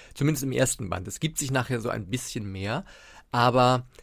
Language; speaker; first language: German; native; German